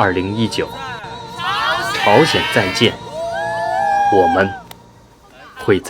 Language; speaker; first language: Chinese; native; Chinese